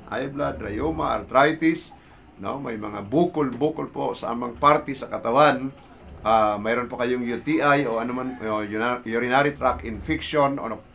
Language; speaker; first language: Filipino; non-native, local second language; Cebuano